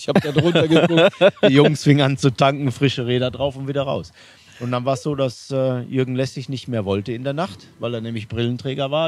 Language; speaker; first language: German; native; German